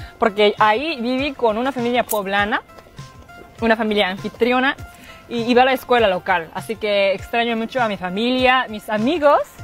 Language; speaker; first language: Spanish; non-native, fluent; Japanese